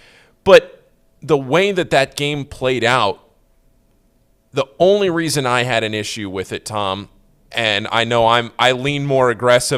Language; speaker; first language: English; native; English